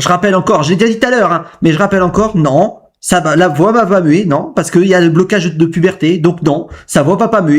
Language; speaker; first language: French; native; French